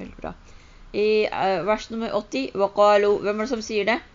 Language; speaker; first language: Norwegian; early bilingual, other home language; Urdu